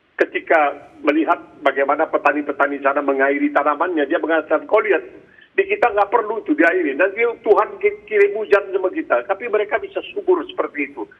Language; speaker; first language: Indonesian; native; Indonesian